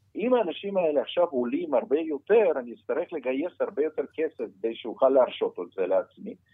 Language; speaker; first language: Hebrew; non-native, fluent; Russian